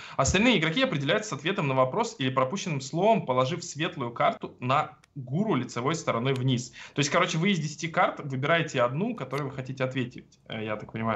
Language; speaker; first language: Russian; native; Russian